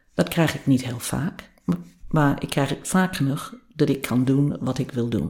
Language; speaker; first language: Dutch; non-native, fluent; English